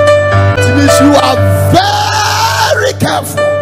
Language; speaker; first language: English; non-native, local second language; Akan